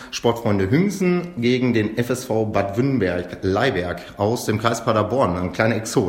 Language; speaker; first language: German; native; German